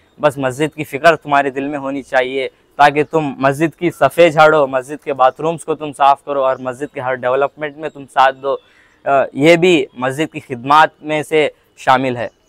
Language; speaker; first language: Hindi; non-native, local second language; Urdu